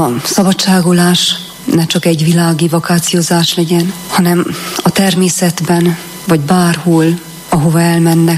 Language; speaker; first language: Hungarian; non-native, local second language; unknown